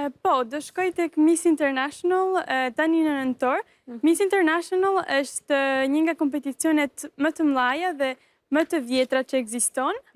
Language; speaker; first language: Albanian; early bilingual, heritage; Albanian